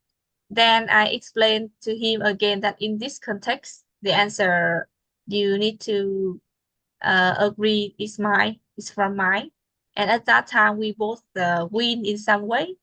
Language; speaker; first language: English; non-native, fluent; Vietnamese